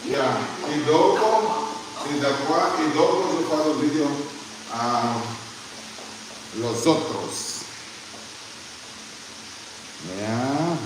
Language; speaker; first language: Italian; non-native, learner; Portuguese